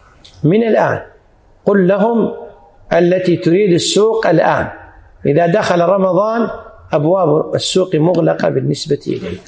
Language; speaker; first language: Arabic; native; Arabic